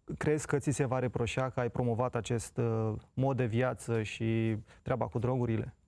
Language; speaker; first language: Romanian; native; Romanian